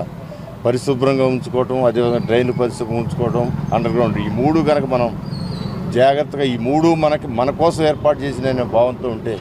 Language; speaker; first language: Telugu; native; Telugu